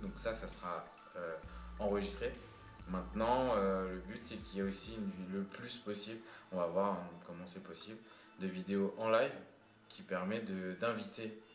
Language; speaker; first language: French; native; French